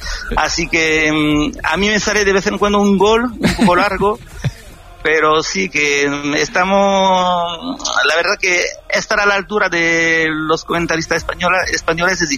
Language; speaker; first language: Spanish; non-native, fluent; French